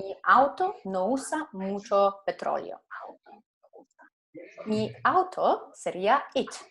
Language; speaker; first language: Spanish; non-native, fluent; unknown